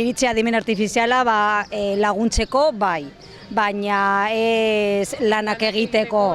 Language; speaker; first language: Basque; non-native, learner; Spanish